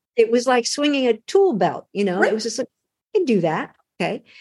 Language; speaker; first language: English; native; English